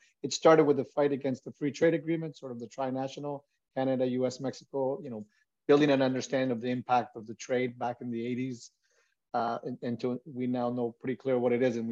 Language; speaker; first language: English; native; English